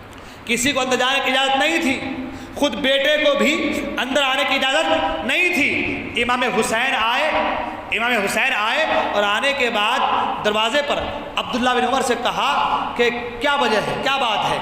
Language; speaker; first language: Urdu; native; Urdu